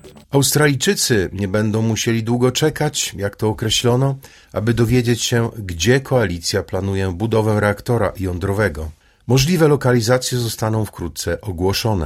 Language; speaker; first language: Polish; native; Polish